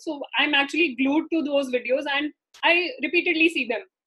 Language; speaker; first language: English; non-native, local second language; Hindi